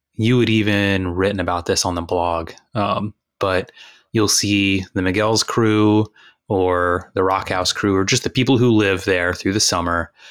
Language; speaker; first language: English; native; English